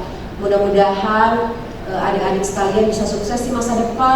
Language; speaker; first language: Indonesian; native; Indonesian